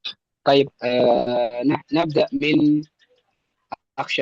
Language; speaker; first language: Arabic; non-native, fluent; Indonesian